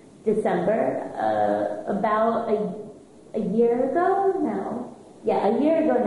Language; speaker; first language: English; native; English